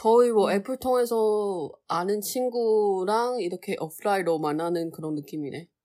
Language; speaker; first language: Korean; non-native, learner; Chinese